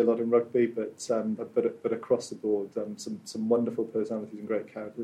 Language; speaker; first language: English; native; English